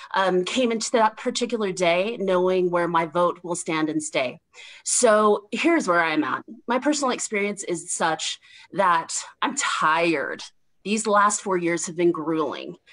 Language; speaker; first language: English; native; English